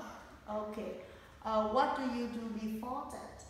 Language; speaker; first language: English; non-native, fluent; Vietnamese